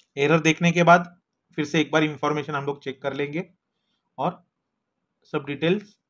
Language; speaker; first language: Hindi; non-native, local second language; Marathi